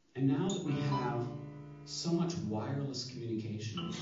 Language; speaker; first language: English; native; English